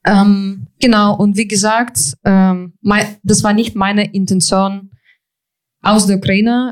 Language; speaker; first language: German; non-native, fluent; Ukrainian